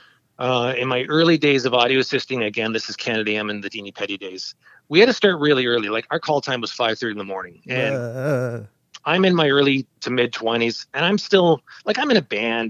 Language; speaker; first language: English; native; English